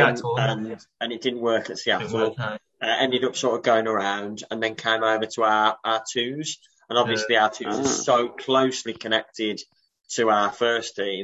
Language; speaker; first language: English; native; English